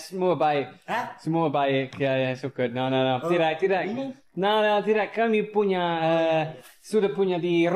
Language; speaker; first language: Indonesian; non-native, learner; English